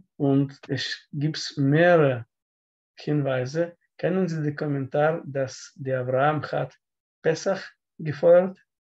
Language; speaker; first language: German; non-native, learner; Russian